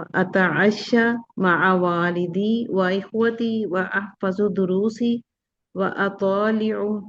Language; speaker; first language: Arabic; non-native, learner; Urdu